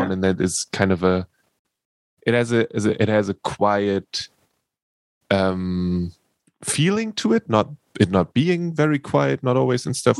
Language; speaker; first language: English; non-native, fluent; German